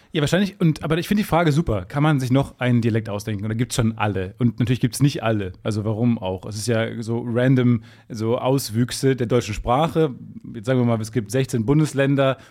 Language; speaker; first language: German; native; German